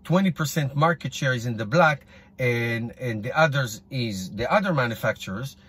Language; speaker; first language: English; non-native, fluent; Hebrew